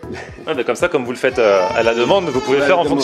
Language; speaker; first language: French; native; French